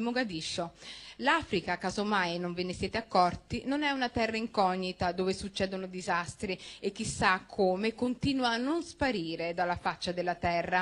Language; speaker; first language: Italian; early bilingual, other home language; Somali